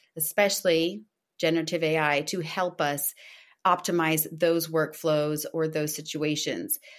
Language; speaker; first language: English; non-native, fluent; Portuguese